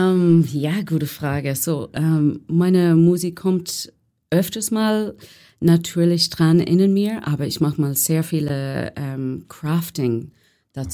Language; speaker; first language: German; non-native, learner; English